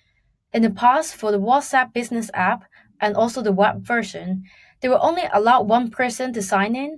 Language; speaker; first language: English; non-native, fluent; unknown